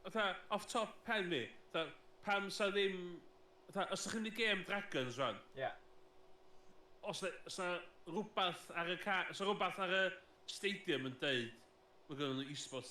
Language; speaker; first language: Welsh; native; Welsh